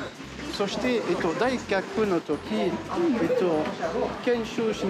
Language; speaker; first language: Japanese; non-native, learner; French